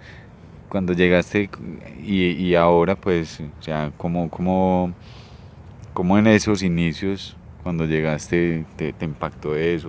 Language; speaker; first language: Spanish; native; Spanish